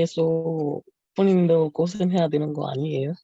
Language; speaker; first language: Korean; non-native, learner; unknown